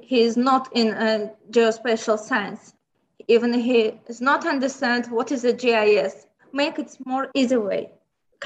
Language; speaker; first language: English; non-native, learner; Azerbaijani